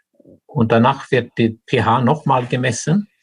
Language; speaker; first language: German; non-native, fluent; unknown